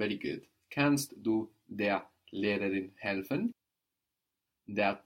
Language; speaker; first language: German; non-native, fluent; English